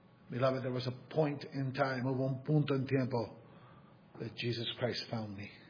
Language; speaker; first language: English; native; English